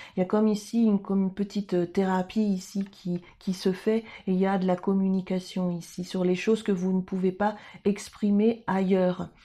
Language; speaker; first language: French; native; French